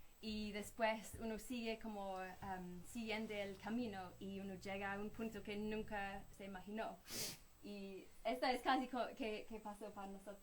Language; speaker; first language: Spanish; non-native, fluent; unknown